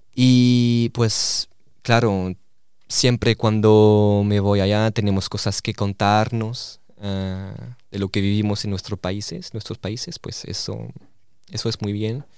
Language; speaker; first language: Spanish; early bilingual, heritage; Spanish